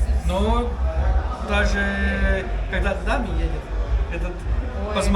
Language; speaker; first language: Russian; non-native, local second language; Lithuanian